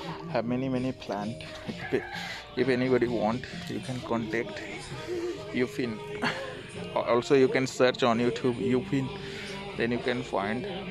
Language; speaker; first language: English; non-native, learner; Thai